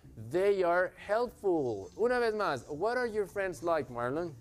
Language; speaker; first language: English; non-native, fluent; Spanish